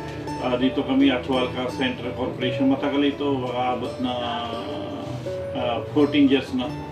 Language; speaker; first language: Filipino; non-native, learner; Punjabi